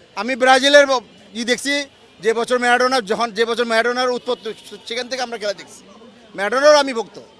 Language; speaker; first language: Bangla; native; Bangla